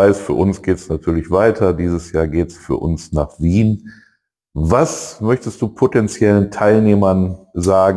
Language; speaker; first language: German; native; German